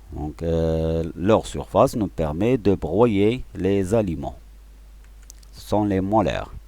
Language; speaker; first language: French; non-native, local second language; Arabic